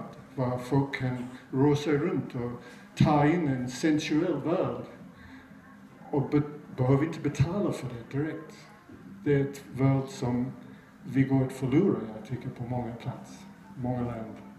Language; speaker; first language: Swedish; non-native, fluent; English